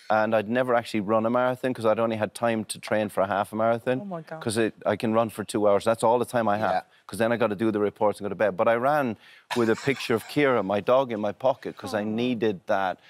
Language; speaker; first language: English; native; English